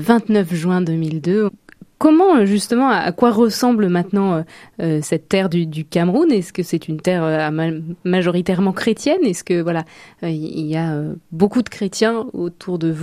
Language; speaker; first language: French; native; French